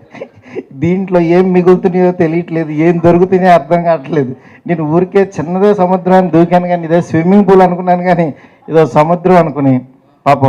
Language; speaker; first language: Telugu; native; Telugu